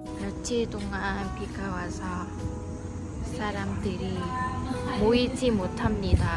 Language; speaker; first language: Korean; non-native, local second language; Vietnamese